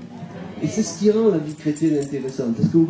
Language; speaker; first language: French; native; French